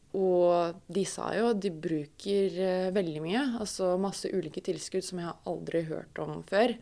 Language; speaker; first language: Norwegian; non-native, fluent; Russian